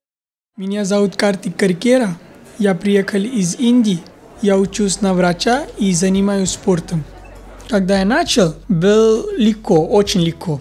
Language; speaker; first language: Russian; non-native, fluent; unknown